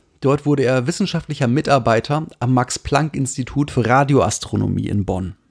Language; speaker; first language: German; native; German